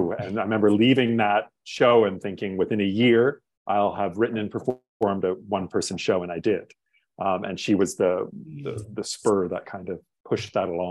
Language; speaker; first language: English; native; English